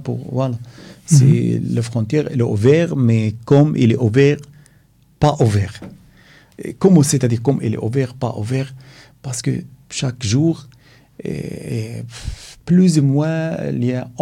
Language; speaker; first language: French; non-native, learner; Arabic